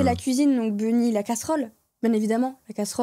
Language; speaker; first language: French; native; French